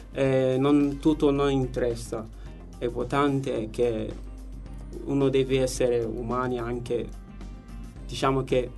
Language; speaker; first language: Italian; non-native, learner; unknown